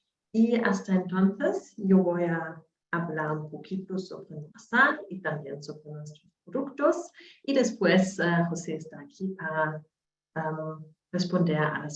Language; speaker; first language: Spanish; non-native, learner; German